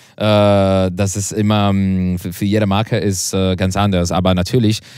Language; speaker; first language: German; non-native, learner; Spanish